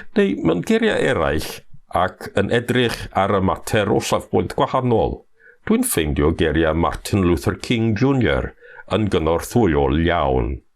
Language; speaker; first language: Welsh; non-native, fluent; English